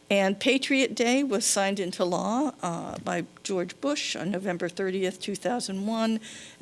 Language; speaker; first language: English; native; English